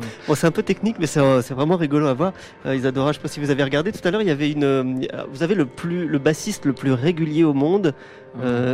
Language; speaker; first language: French; native; French